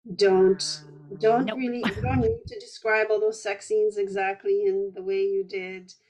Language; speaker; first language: English; early bilingual, other home language; Polish